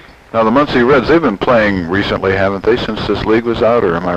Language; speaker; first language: English; native; English